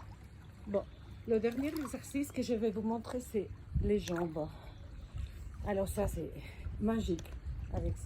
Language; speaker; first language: French; non-native, fluent; Spanish